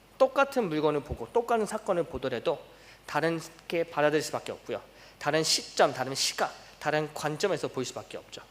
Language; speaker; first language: Korean; early bilingual, heritage; Korean